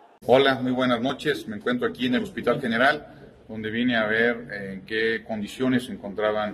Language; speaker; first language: Spanish; native; Spanish